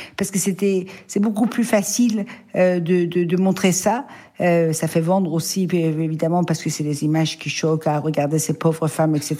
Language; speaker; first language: French; non-native, fluent; Persian